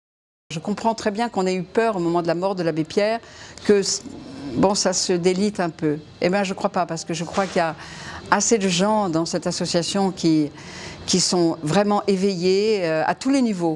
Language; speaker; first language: French; native; French